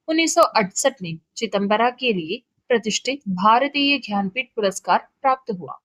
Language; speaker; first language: Hindi; non-native, local second language; Malayalam